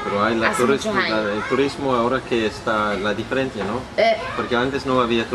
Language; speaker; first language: Spanish; non-native, learner; Danish